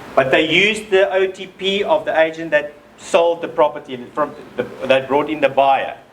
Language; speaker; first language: English; non-native, local second language; Afrikaans